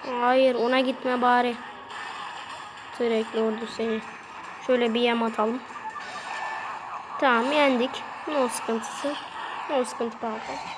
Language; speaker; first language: Turkish; native; Turkish